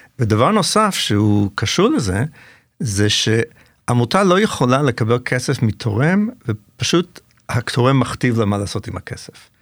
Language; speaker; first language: Hebrew; non-native, fluent; English